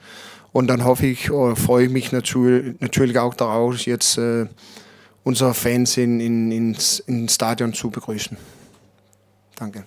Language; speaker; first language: German; non-native, learner; Danish